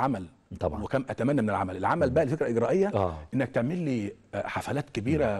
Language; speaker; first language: Arabic; native; Arabic